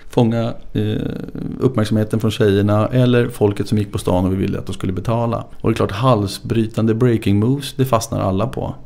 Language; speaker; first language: Swedish; native; Swedish